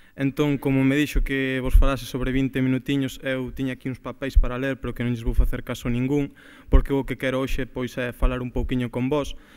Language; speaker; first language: Galician; native; Galician